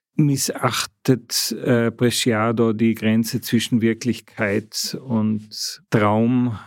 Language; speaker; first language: German; native; German